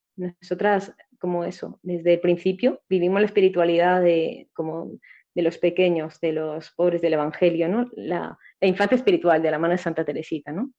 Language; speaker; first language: Spanish; native; Spanish